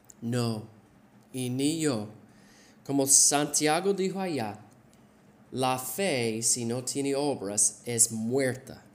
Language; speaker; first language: Spanish; non-native, fluent; English